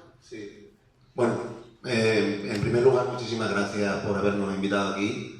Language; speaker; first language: Spanish; native; Spanish